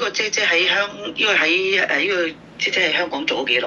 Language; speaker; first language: Cantonese; native; Cantonese